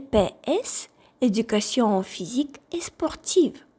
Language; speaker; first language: French; non-native, fluent; Ukrainian